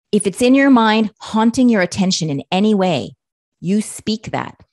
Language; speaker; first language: English; native; English